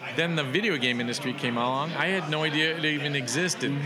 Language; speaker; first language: English; native; English